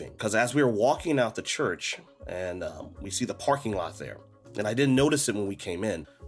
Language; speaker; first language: English; native; English